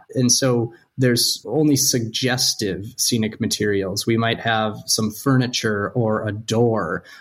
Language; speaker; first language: English; native; English